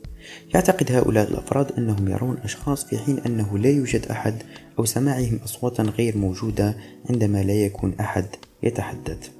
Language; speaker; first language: Arabic; native; Arabic